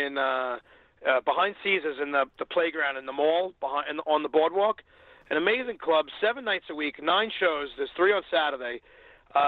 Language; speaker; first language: English; native; English